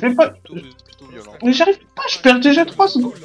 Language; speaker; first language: French; native; French